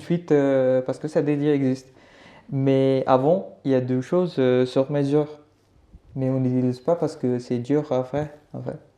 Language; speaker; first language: French; non-native, learner; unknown